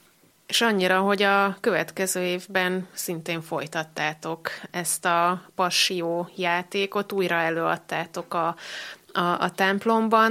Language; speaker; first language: Hungarian; native; Hungarian